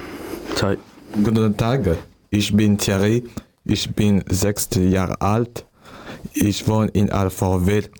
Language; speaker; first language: German; non-native, learner; French